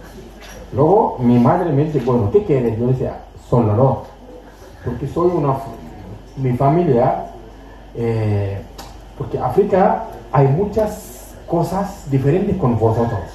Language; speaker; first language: Spanish; non-native, learner; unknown